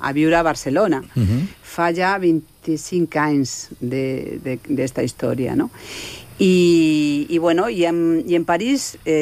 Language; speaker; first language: Catalan; non-native, local second language; Spanish